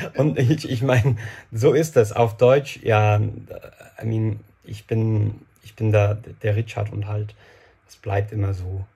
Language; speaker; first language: German; non-native, fluent; English